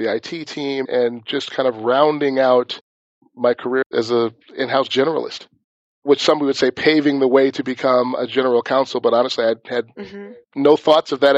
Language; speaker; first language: English; native; English